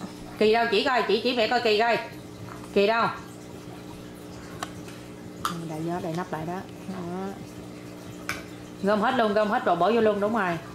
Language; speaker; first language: Vietnamese; native; Vietnamese